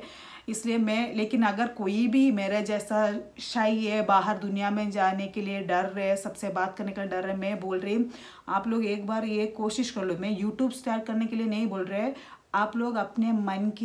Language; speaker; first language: Hindi; non-native, local second language; Malayalam